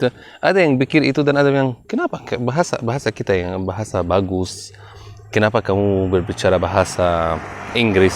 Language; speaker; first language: Indonesian; non-native, fluent; Arabic